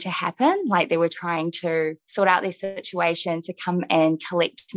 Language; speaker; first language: English; native; English